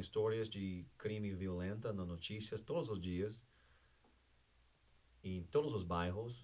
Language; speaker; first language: Portuguese; non-native, fluent; English